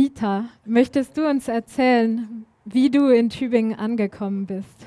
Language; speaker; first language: German; native; German